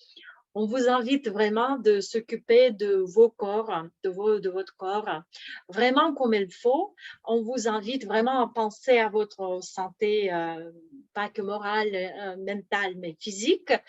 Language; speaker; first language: French; non-native, fluent; Russian